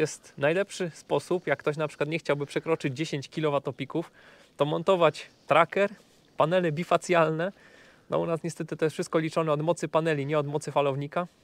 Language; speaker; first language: Polish; native; Polish